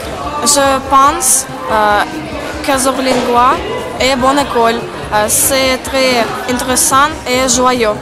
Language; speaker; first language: French; non-native, learner; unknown